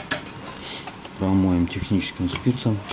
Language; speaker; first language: Russian; native; Russian